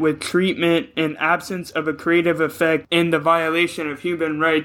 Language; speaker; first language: English; native; English